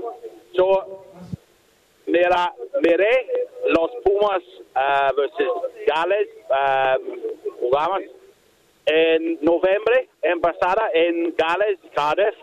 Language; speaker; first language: Spanish; non-native, learner; English